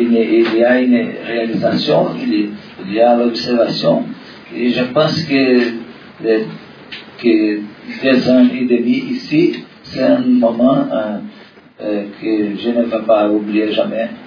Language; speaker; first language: French; non-native, learner; Portuguese